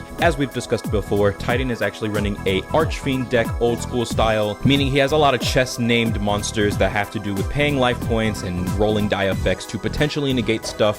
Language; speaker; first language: English; native; English